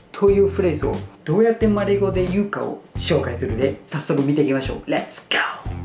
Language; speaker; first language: Japanese; non-native, fluent; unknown